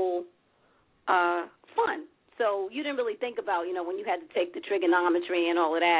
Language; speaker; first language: English; native; English